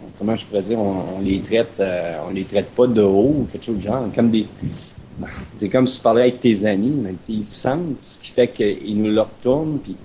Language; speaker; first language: French; native; French